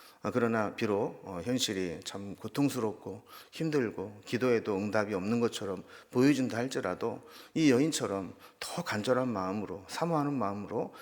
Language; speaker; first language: Korean; native; Korean